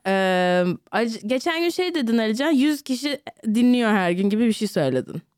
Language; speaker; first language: Turkish; native; Turkish